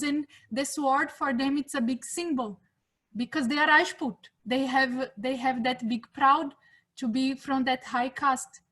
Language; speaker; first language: English; non-native, fluent; Portuguese